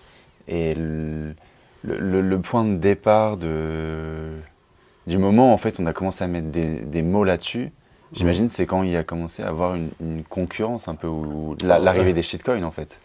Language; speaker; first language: French; native; French